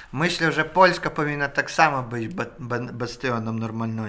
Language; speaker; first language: Polish; non-native, fluent; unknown